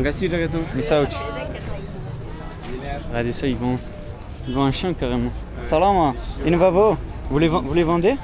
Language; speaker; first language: French; native; French